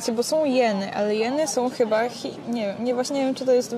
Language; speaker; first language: Polish; native; Polish